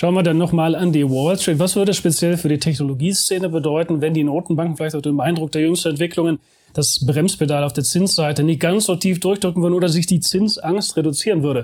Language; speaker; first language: German; native; German